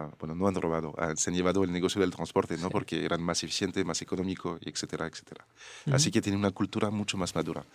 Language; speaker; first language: Spanish; non-native, fluent; French